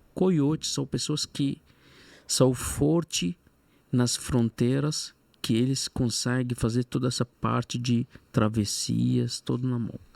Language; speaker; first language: Portuguese; non-native, fluent; Arabic